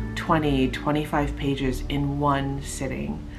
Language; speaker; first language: English; native; English